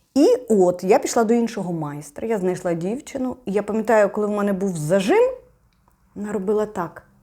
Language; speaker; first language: Ukrainian; non-native, local second language; Russian